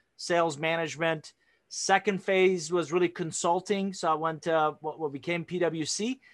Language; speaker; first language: English; non-native, fluent; Persian